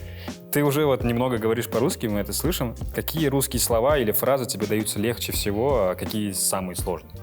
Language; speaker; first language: Russian; native; Russian